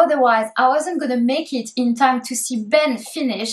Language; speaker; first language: English; native; English